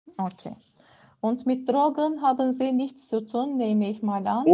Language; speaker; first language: German; non-native, learner; Turkish